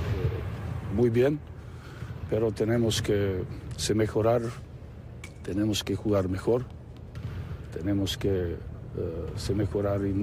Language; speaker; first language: Spanish; non-native, fluent; Serbian